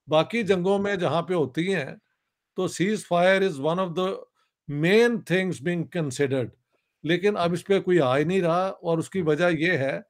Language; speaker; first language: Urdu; non-native, local second language; Punjabi